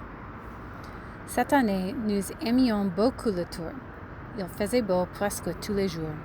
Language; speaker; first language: French; non-native, learner; English